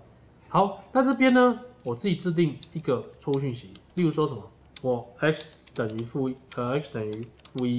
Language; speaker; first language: Chinese; native; Chinese